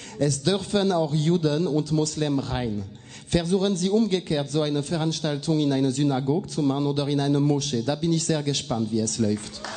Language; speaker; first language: German; non-native, fluent; French